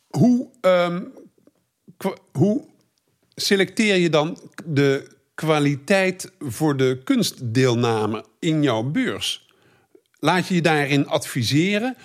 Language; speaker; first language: Dutch; native; Dutch